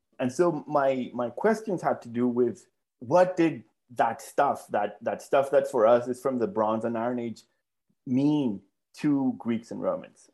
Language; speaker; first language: English; non-native, fluent; Spanish